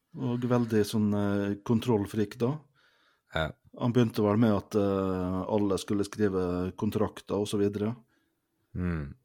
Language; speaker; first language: Norwegian; native; Norwegian